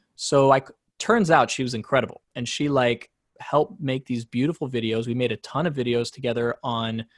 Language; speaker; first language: English; native; English